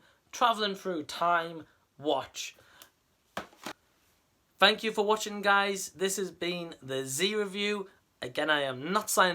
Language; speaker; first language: English; native; English